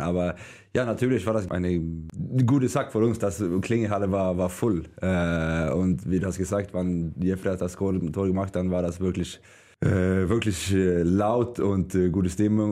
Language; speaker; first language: German; non-native, learner; Swedish